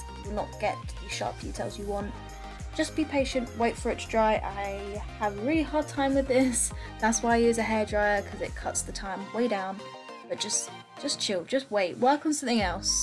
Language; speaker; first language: English; native; English